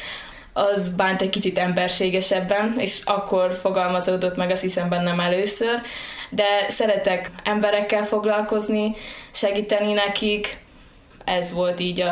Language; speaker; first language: Hungarian; native; Hungarian